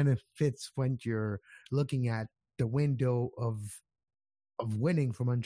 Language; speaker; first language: English; native; English